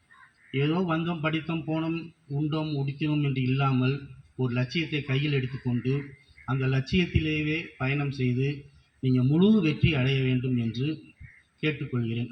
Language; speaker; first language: Tamil; native; Tamil